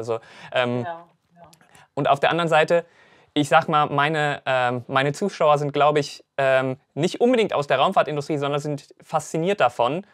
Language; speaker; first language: German; native; German